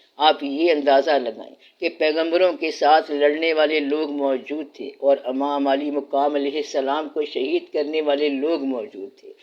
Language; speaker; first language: Urdu; non-native, local second language; Punjabi